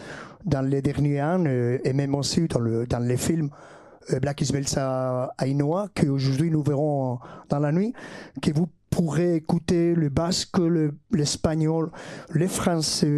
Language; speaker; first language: French; non-native, fluent; Basque